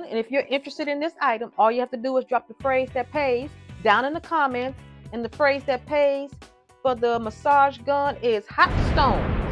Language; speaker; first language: English; native; English